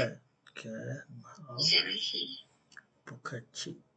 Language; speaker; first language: Chinese; non-native, fluent; Indonesian